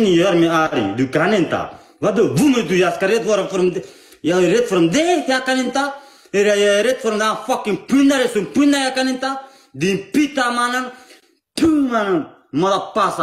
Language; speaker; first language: Swedish; non-native, learner; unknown